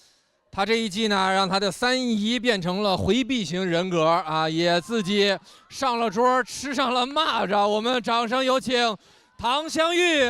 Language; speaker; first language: Chinese; native; Chinese